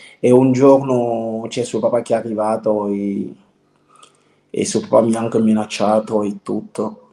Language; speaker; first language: Italian; non-native, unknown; French